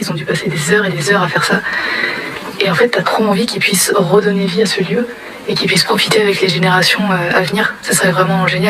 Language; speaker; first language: French; native; French